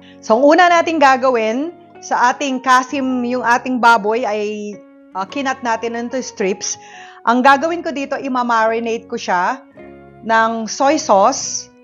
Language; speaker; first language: Filipino; non-native, local second language; Iloko